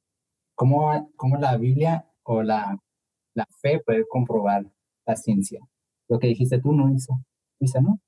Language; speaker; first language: Spanish; early bilingual, heritage; English